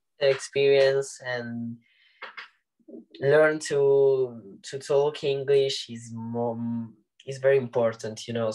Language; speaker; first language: English; non-native, learner; Italian